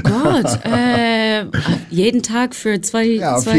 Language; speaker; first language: German; non-native, fluent; English